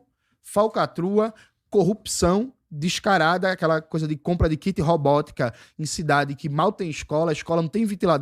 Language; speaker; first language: Portuguese; native; Portuguese